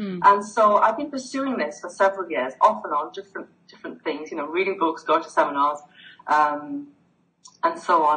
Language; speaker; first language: English; native; English